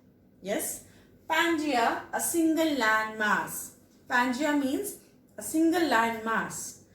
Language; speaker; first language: English; non-native, local second language; Telugu